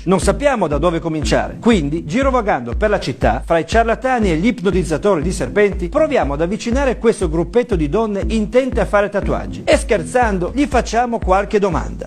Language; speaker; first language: Italian; native; Italian